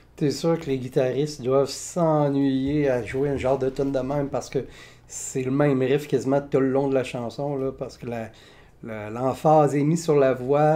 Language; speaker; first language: French; native; French